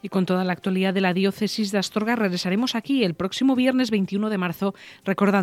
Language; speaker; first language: Spanish; native; Spanish